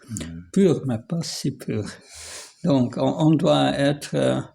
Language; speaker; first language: French; non-native, fluent; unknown